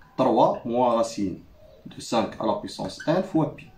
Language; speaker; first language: French; non-native, local second language; Arabic